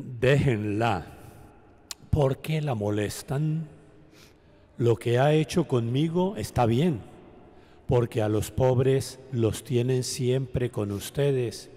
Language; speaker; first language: Spanish; native; Spanish